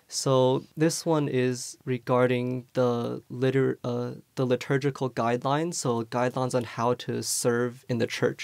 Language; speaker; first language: English; early bilingual, other home language; Chinese